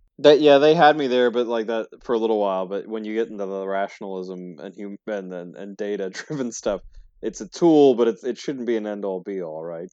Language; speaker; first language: English; native; English